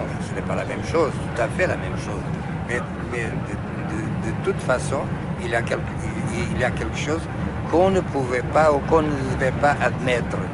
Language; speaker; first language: French; non-native, fluent; Portuguese